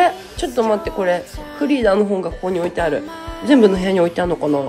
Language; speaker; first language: Japanese; native; Japanese